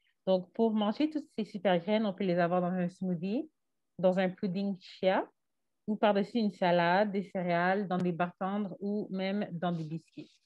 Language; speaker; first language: French; native; French